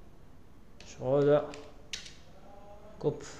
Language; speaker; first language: German; non-native, learner; Arabic